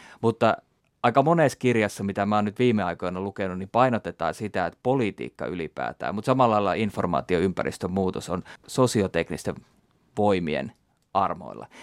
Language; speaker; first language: Finnish; native; Finnish